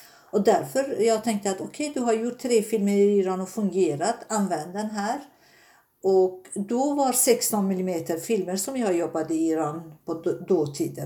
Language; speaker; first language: Swedish; non-native, fluent; Persian